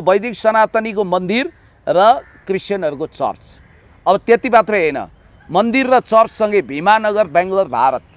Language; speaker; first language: Nepali; native; Nepali